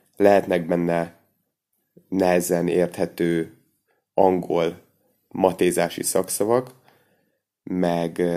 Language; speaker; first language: Hungarian; native; Hungarian